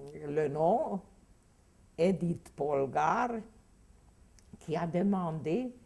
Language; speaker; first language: French; non-native, fluent; Hungarian